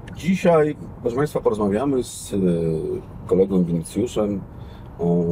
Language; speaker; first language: Polish; native; Polish